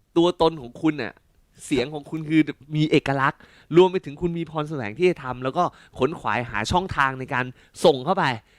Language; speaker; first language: Thai; native; Thai